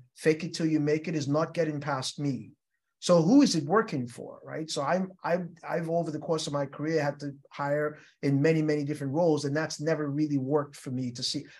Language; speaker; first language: English; non-native, local second language; Yoruba